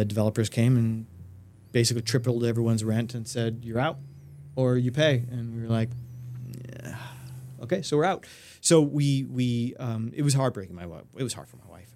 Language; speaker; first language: English; native; English